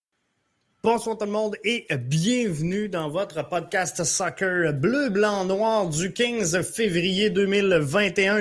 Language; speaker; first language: French; native; French